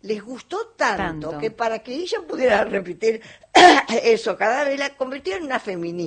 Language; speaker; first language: Spanish; native; Spanish